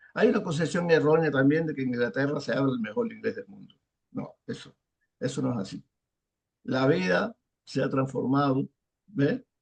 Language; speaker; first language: Spanish; native; Spanish